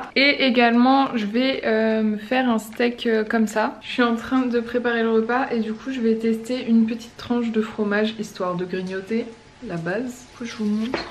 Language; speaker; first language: French; native; French